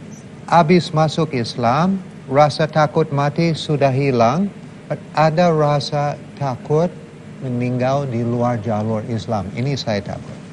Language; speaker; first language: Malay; non-native, fluent; English